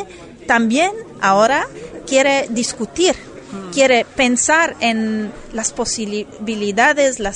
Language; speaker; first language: Spanish; non-native, fluent; German